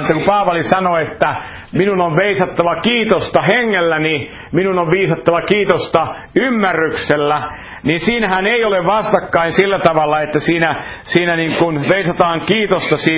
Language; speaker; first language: Finnish; native; Finnish